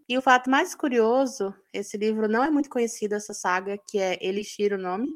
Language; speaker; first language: Portuguese; native; Portuguese